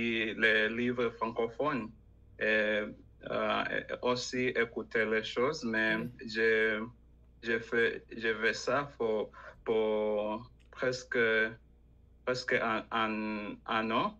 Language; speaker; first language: French; non-native, learner; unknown